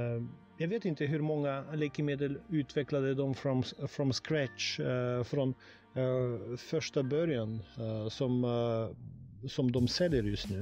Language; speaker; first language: Swedish; non-native, fluent; Russian